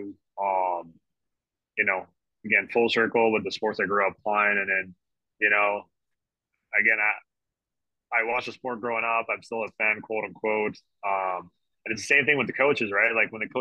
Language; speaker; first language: English; non-native, fluent; French